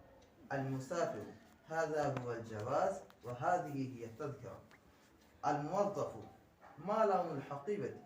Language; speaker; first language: Arabic; non-native, learner; Bangla